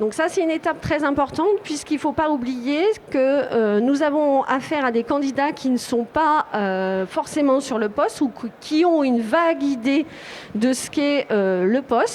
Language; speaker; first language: French; native; French